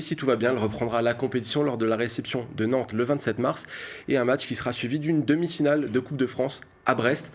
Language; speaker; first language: French; native; French